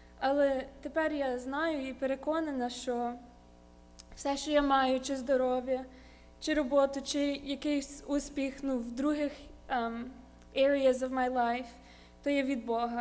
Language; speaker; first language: Ukrainian; early bilingual, heritage; Ukrainian